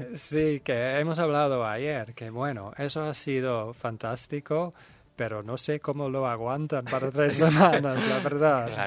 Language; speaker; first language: Spanish; non-native, fluent; Dutch